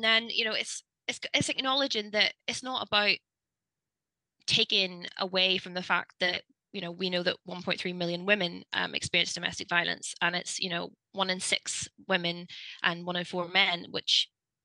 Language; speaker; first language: English; native; English